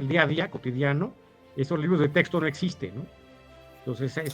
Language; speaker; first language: Spanish; native; Spanish